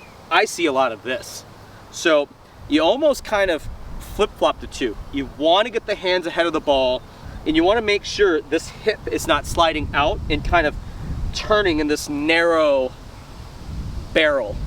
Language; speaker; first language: English; native; English